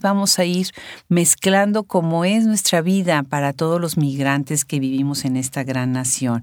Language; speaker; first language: Spanish; native; Spanish